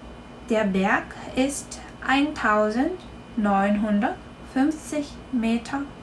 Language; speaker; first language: German; non-native, fluent; Korean